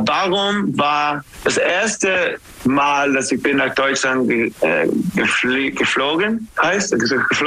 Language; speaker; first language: German; non-native, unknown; English